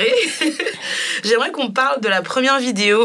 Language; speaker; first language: French; native; French